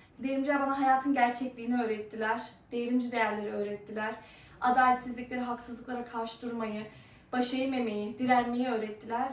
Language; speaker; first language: Turkish; early bilingual, heritage; Turkish